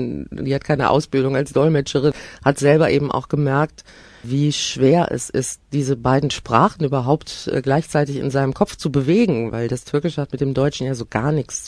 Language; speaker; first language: German; native; German